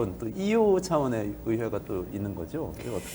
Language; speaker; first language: Korean; native; Korean